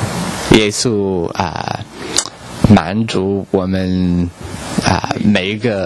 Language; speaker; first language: Chinese; non-native, learner; English